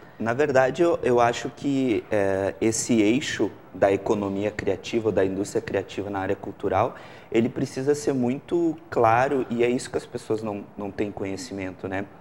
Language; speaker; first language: Portuguese; native; Portuguese